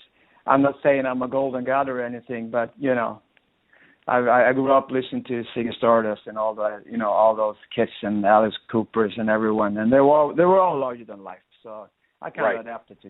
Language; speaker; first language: English; non-native, fluent; Swedish